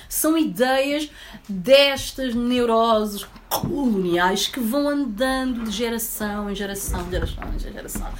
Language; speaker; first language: Portuguese; early bilingual, other home language; Upper Guinea Crioulo